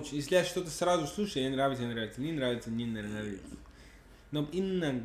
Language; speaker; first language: Russian; non-native, learner; English